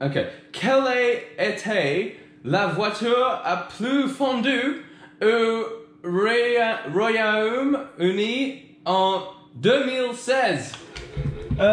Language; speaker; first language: French; non-native, learner; English